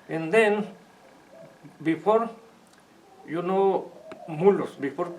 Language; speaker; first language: English; non-native, learner; Spanish